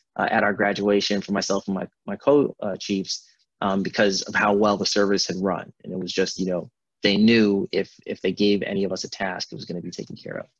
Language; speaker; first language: English; native; English